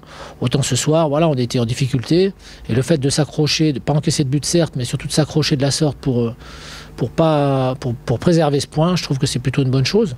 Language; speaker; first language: French; native; French